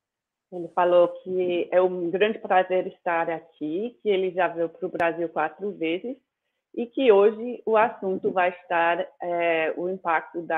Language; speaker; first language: Portuguese; non-native, fluent; English